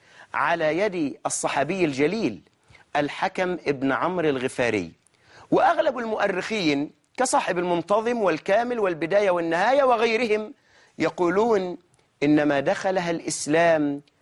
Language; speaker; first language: Arabic; native; Arabic